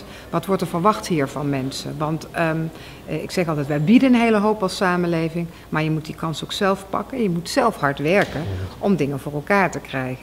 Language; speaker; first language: Dutch; native; Dutch